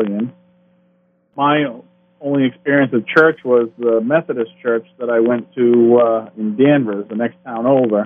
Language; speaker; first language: English; native; English